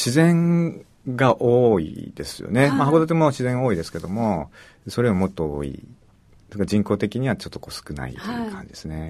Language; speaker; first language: Japanese; native; Japanese